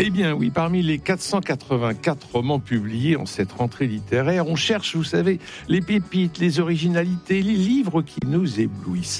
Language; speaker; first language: French; native; French